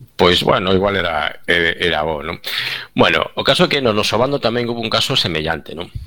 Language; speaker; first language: Galician; native; Galician